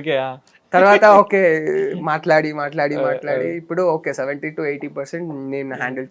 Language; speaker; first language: Telugu; non-native, learner; Kannada